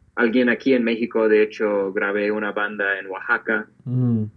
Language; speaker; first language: Spanish; non-native, fluent; English